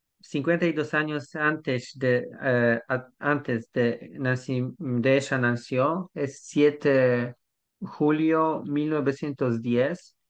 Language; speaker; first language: Spanish; non-native, learner; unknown